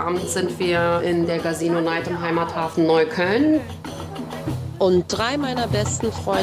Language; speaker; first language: German; native; German